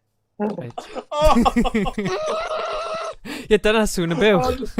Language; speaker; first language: Welsh; native; Welsh